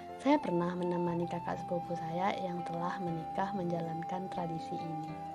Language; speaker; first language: Indonesian; non-native, local second language; Minangkabau